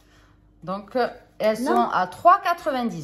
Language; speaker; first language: French; native; French